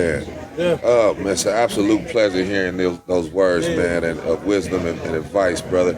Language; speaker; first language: English; native; English